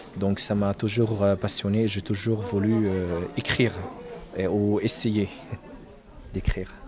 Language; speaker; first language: French; non-native, fluent; Arabic